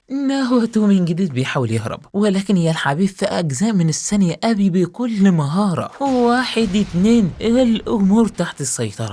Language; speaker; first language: Arabic; native; Arabic